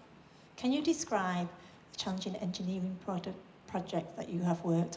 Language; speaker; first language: English; native; English